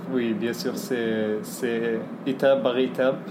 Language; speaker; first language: French; non-native, learner; Arabic